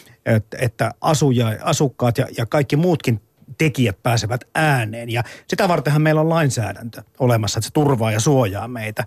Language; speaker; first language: Finnish; native; Finnish